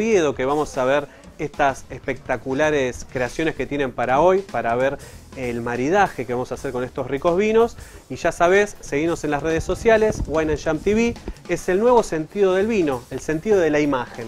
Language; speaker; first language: Spanish; native; Spanish